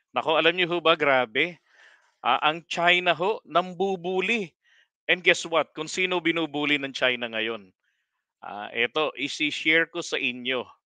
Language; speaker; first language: Filipino; native; Filipino